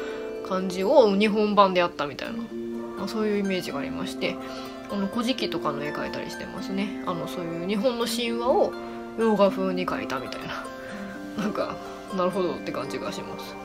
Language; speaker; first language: Japanese; native; Japanese